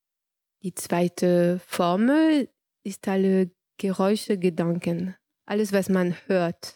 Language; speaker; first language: German; non-native, fluent; French